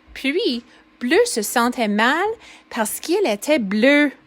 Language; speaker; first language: French; non-native, fluent; English